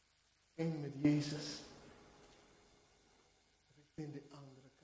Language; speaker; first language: Dutch; non-native, fluent; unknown